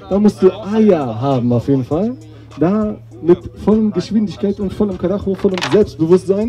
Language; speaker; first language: German; native; German